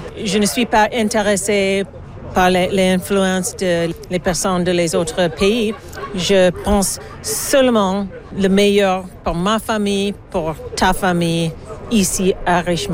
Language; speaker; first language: French; non-native, learner; English